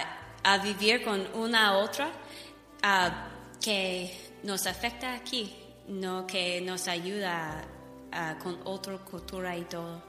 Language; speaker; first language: Spanish; non-native, fluent; English